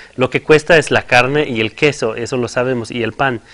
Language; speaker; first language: Spanish; non-native, fluent; French